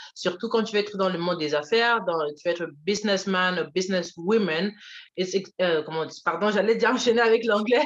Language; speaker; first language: French; early bilingual, other home language; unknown